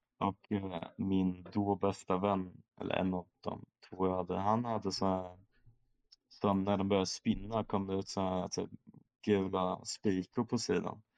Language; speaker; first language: Swedish; early bilingual, other home language; German